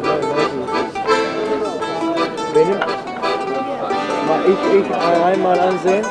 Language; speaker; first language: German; non-native, learner; Turkish